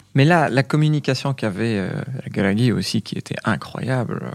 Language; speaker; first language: French; non-native, local second language; Arabic